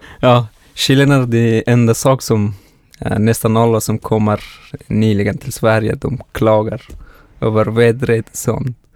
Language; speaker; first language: Swedish; non-native, fluent; Persian